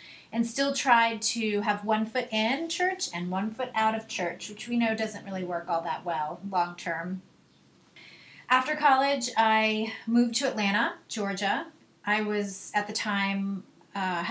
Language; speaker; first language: English; native; English